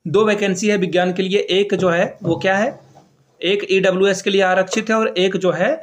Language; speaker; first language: Hindi; native; Hindi